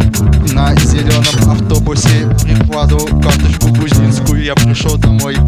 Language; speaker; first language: Russian; non-native, learner; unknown